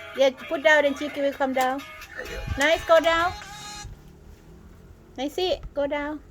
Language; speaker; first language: English; non-native, learner; Thai